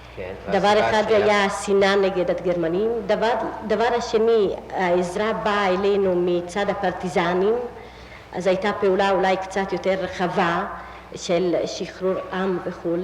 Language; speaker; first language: Hebrew; non-native, fluent; Italian